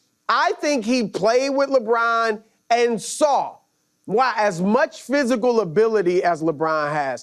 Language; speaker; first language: English; native; English